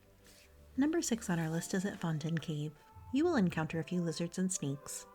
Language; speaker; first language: English; native; English